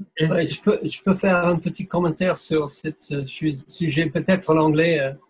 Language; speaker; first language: French; non-native, fluent; English